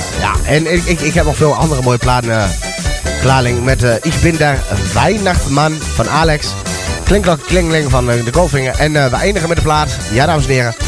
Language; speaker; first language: Dutch; native; Dutch